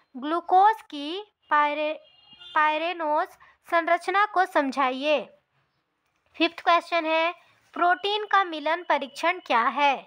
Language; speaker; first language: Hindi; native; Hindi